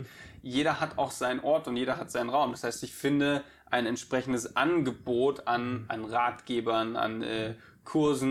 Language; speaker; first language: German; native; German